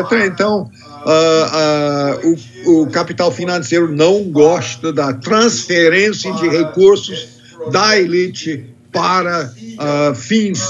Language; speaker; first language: Portuguese; non-native, fluent; English